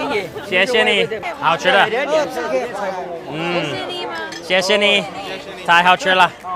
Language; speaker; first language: Chinese; non-native, learner; English